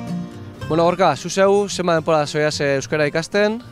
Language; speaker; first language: Basque; native; Basque